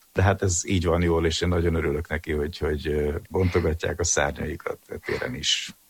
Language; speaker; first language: Hungarian; native; Hungarian